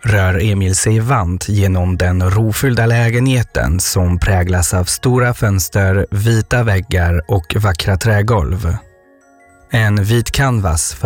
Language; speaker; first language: Swedish; non-native, fluent; French